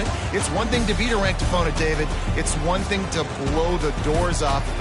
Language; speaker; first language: English; native; English